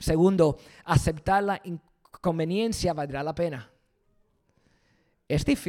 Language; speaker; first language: Spanish; early bilingual, heritage; Spanish